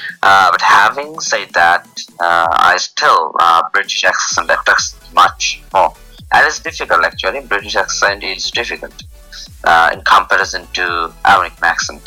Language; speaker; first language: English; non-native, local second language; Bangla